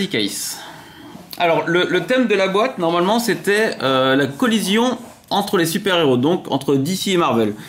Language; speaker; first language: French; native; French